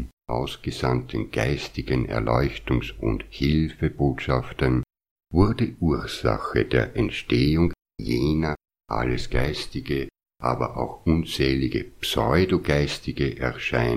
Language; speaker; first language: German; native; German